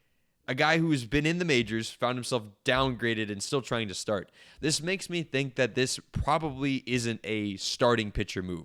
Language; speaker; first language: English; native; English